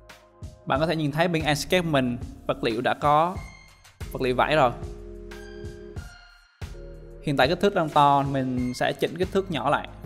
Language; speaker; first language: Vietnamese; native; Vietnamese